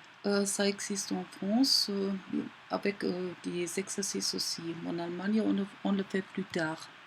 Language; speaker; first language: French; non-native, fluent; German